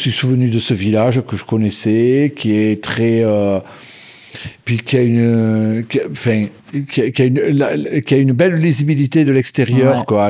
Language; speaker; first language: French; native; French